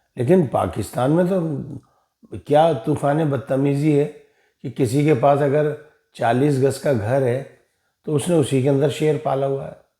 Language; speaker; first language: Urdu; native; Urdu